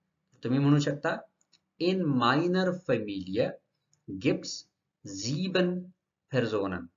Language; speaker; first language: German; non-native, learner; Marathi